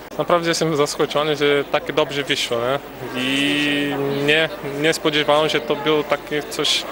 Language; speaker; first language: Polish; non-native, learner; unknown